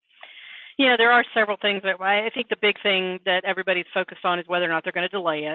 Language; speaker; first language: English; native; English